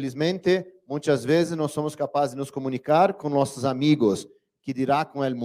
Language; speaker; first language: Spanish; non-native, learner; Portuguese